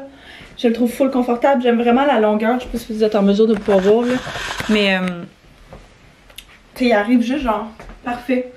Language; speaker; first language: French; native; French